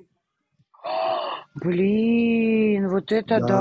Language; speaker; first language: Russian; native; Russian